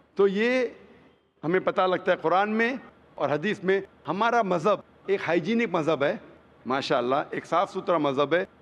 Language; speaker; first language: Hindi; non-native, local second language; Konkani